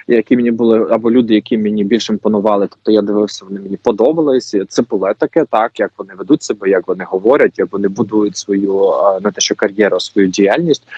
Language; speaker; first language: Ukrainian; native; Ukrainian